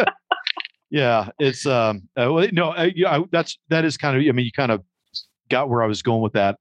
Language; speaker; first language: English; native; English